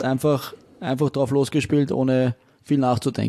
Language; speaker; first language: German; native; German